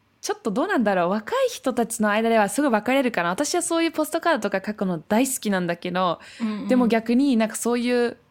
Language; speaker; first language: Japanese; early bilingual, heritage; German